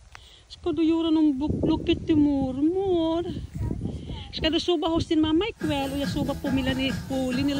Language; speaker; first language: Swedish; non-native, fluent; Filipino